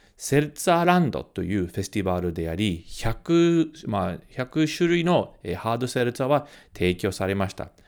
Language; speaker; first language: Japanese; early bilingual, heritage; Japanese